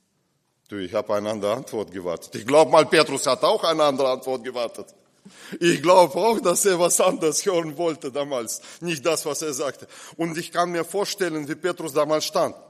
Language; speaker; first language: German; non-native, fluent; Russian